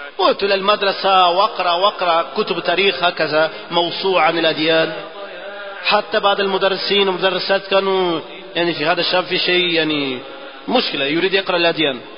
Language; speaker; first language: Arabic; non-native, fluent; Portuguese